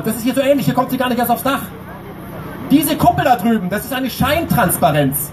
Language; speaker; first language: German; native; German